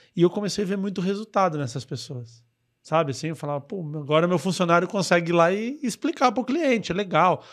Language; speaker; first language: Portuguese; native; Portuguese